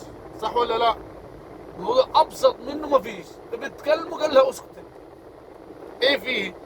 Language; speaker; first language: Arabic; native; Arabic